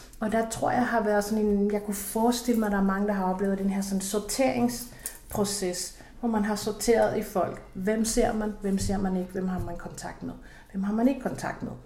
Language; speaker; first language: Danish; non-native, fluent; Spanish